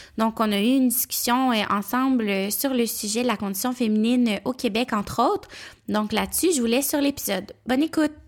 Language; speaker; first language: French; native; French